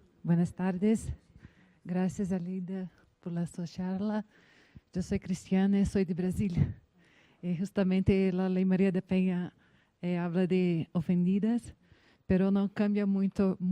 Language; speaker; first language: Spanish; non-native, learner; Portuguese